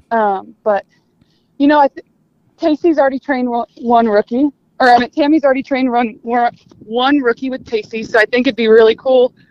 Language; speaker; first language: English; native; English